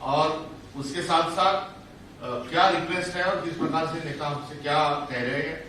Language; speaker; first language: Hindi; non-native, local second language; Marathi